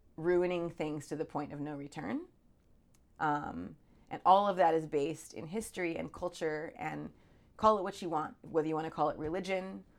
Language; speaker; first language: English; native; English